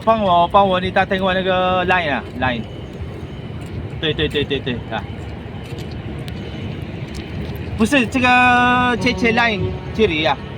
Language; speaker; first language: Chinese; non-native, learner; Filipino